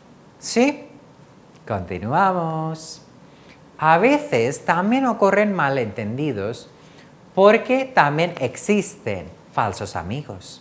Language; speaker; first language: Spanish; non-native, fluent; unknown